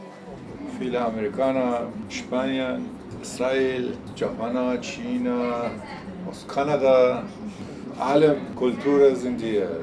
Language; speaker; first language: German; non-native, learner; Persian